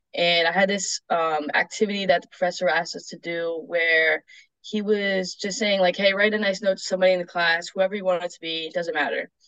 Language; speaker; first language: English; native; English